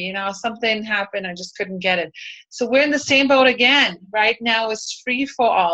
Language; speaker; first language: English; native; English